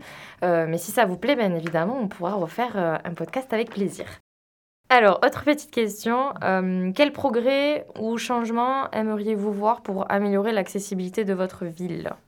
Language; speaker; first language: French; native; French